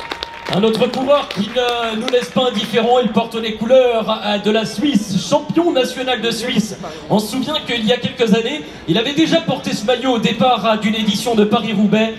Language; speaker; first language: French; native; French